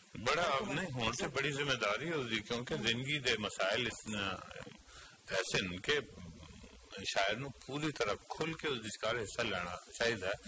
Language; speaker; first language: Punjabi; non-native, local second language; Northern Hindko